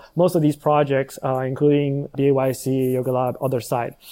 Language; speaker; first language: English; non-native, fluent; Chinese